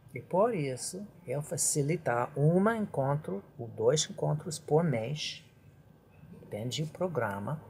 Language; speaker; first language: Portuguese; non-native, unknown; English